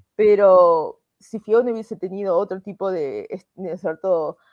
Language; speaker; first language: Spanish; native; Spanish